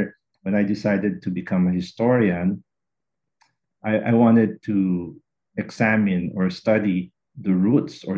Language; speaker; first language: English; non-native, local second language; Min Nan Chinese